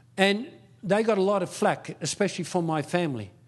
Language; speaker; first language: English; early bilingual, other home language; Dutch